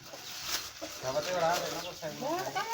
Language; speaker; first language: Indonesian; non-native, local second language; Javanese